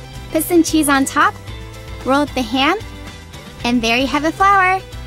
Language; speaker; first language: English; early bilingual, other home language; Japanese